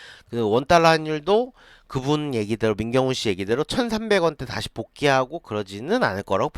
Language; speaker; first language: Korean; native; Korean